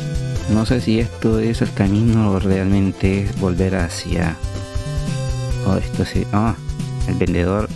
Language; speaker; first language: Spanish; native; Spanish